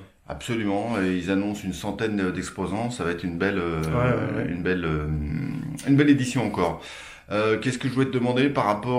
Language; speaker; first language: French; native; French